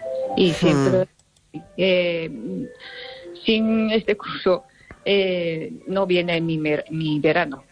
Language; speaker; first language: Spanish; non-native, learner; Japanese